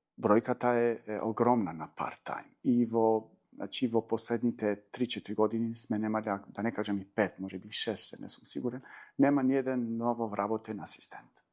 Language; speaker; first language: Macedonian; non-native, local second language; Albanian